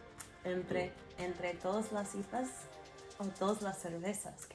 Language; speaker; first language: Spanish; non-native, fluent; English